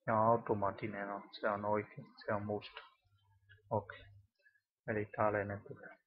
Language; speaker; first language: Finnish; non-native, learner; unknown